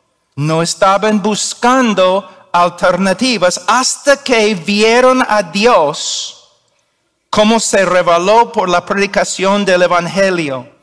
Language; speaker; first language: Spanish; non-native, fluent; English